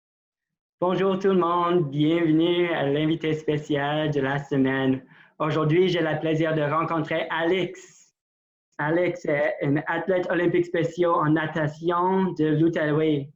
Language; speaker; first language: French; non-native, local second language; English